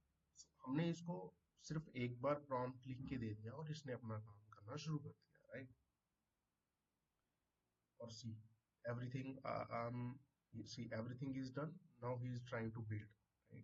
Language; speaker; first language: Hindi; non-native, local second language; Punjabi